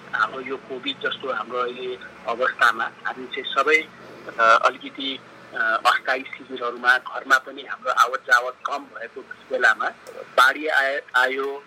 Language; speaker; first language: Nepali; native; Nepali